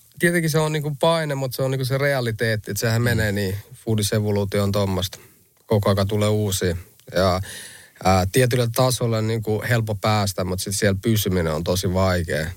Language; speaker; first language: Finnish; early bilingual, other home language; Albanian